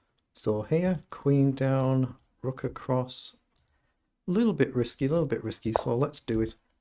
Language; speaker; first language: English; native; English